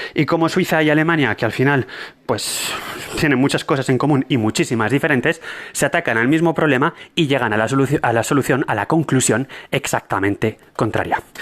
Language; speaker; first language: Spanish; native; Spanish